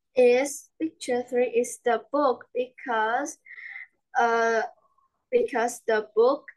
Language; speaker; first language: English; non-native, learner; Vietnamese